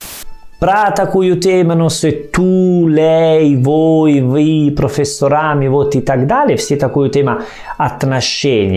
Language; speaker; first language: Russian; non-native, fluent; Italian